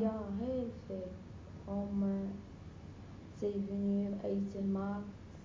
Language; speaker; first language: Dutch; non-native, learner; Arabic